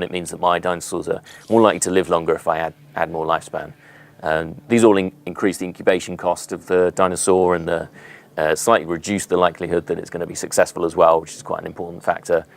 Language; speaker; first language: English; native; English